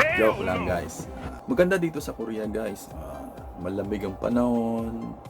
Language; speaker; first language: Filipino; non-native, local second language; Iloko